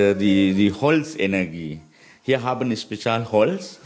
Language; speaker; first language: German; non-native, learner; Sinhala